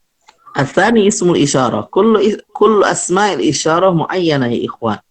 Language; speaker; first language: Arabic; non-native, fluent; Indonesian